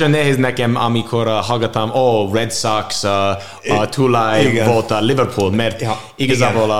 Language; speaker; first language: Hungarian; non-native, learner; English